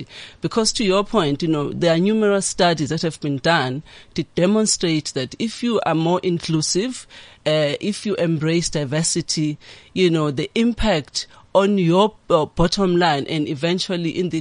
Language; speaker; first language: English; non-native, local second language; Zulu